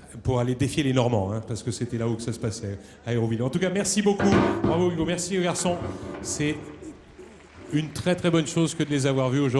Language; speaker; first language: French; native; French